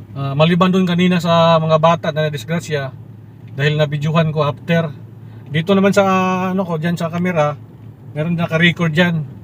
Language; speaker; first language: Filipino; non-native, local second language; Cebuano